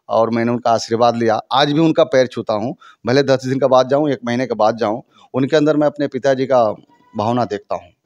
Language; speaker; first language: Hindi; native; Hindi